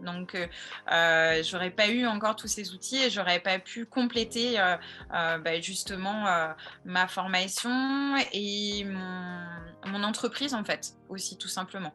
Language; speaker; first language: French; native; French